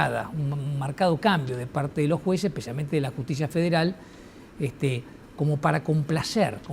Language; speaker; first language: Spanish; native; Spanish